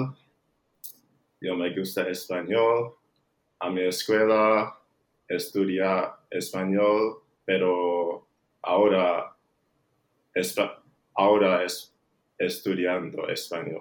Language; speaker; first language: English; non-native, local second language; Jamaican Creole English